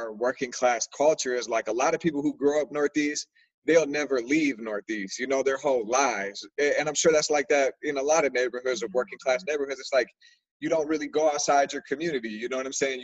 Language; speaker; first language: English; native; English